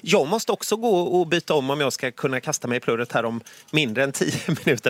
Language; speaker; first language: Swedish; native; Swedish